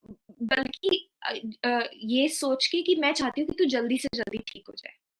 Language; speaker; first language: Hindi; native; Hindi